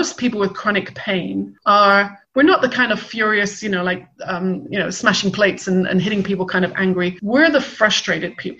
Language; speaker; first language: English; native; English